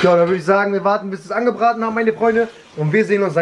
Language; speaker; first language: German; early bilingual, other home language; Kurdish